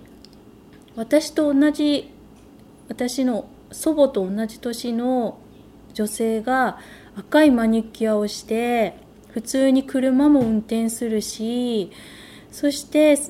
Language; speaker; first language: Japanese; native; Japanese